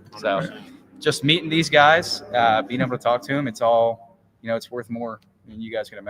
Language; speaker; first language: English; native; English